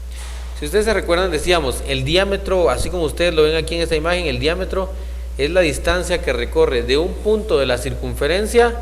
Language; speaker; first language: Spanish; native; Spanish